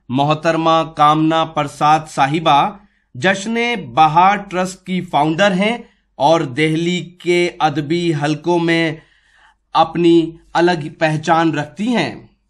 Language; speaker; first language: Hindi; native; Hindi